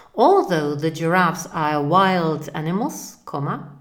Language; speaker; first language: English; non-native, fluent; Czech